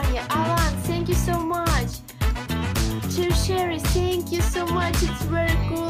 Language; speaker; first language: English; non-native, learner; Russian